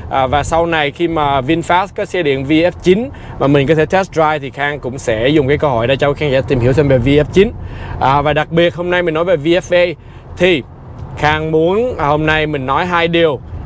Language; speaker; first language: Vietnamese; early bilingual, heritage; Vietnamese